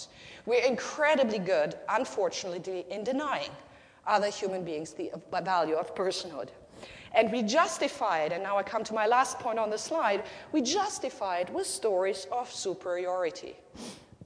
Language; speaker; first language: English; non-native, fluent; German